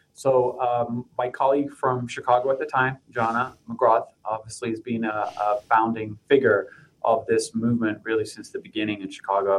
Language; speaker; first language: English; native; English